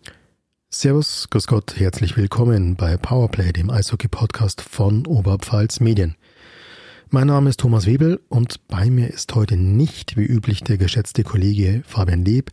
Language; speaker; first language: German; native; German